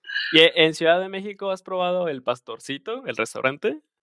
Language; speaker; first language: Spanish; native; Spanish